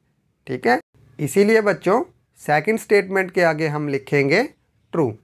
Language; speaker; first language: Hindi; native; Hindi